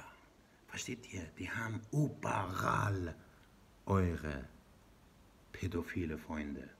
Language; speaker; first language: German; non-native, learner; Persian